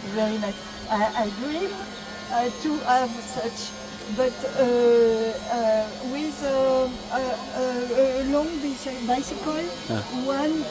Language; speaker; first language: English; non-native, learner; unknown